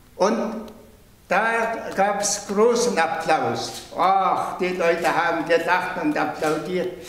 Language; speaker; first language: German; non-native, fluent; Tuvinian